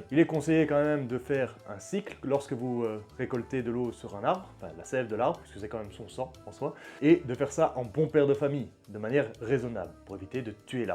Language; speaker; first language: French; native; French